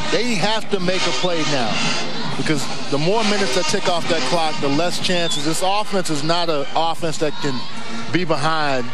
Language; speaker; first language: English; native; English